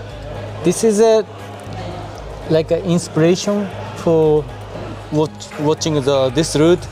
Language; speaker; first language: English; non-native, learner; Japanese